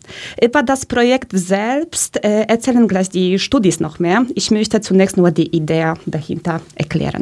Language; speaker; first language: German; early bilingual, other home language; Polish